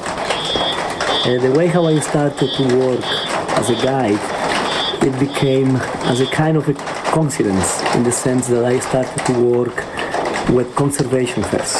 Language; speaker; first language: English; non-native, fluent; Spanish